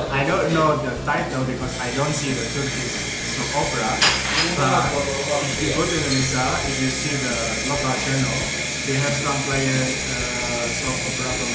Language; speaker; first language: English; non-native, learner; Indonesian